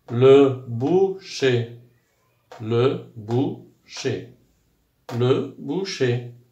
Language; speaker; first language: French; non-native, local second language; Arabic